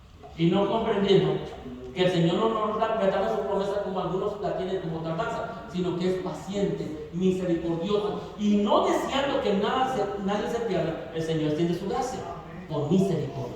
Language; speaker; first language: Spanish; native; Spanish